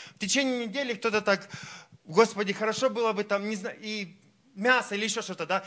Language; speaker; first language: Russian; early bilingual, heritage; Russian